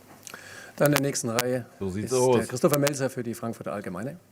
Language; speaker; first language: German; native; German